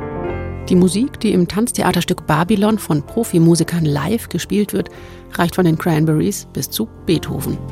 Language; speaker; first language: German; native; German